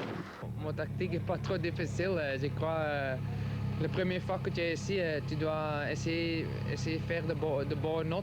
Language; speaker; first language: French; non-native, local second language; Dutch